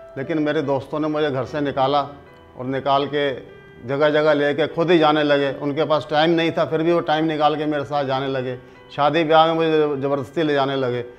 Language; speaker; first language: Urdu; non-native, local second language; Punjabi